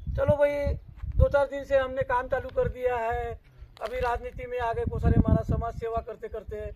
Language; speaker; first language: Hindi; non-native, local second language; Marathi